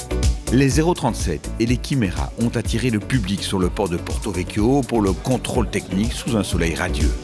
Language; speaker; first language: French; native; French